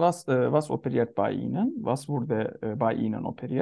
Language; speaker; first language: German; non-native, learner; Turkish